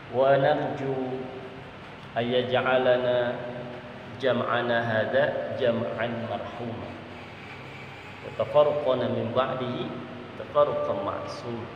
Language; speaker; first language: Arabic; non-native, fluent; Indonesian